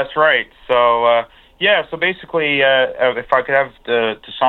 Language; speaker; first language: English; native; English